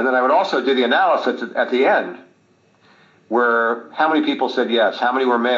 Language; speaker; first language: English; native; English